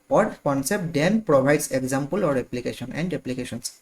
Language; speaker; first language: English; non-native, local second language; Assamese